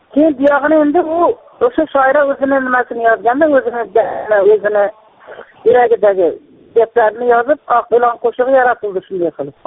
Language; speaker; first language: Uzbek; native; Uzbek